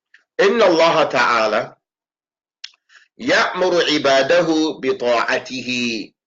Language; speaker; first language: Arabic; non-native, fluent; English